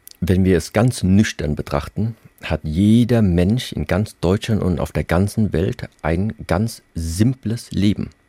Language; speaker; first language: German; early bilingual, other home language; Vietnamese